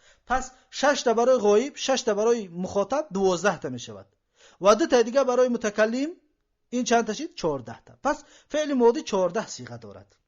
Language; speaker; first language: Persian; native; Persian